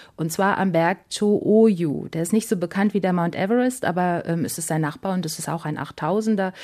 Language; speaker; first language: German; native; German